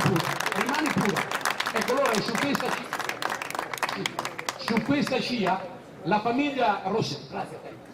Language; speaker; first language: Italian; native; Italian